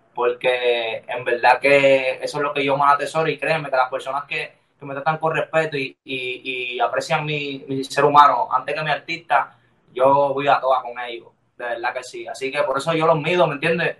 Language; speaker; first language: Spanish; native; Spanish